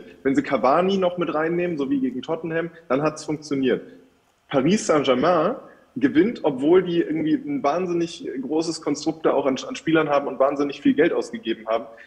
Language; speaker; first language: German; native; German